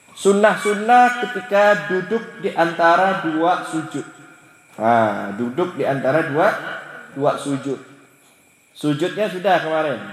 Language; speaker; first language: Indonesian; native; Indonesian